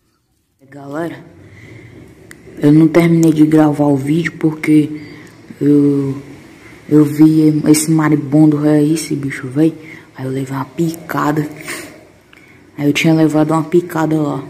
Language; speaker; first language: Portuguese; native; Portuguese